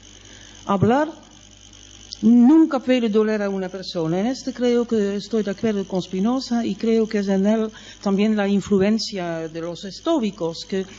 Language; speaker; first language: Spanish; non-native, fluent; Dutch